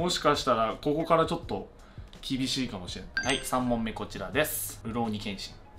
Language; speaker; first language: Japanese; early bilingual, other home language; English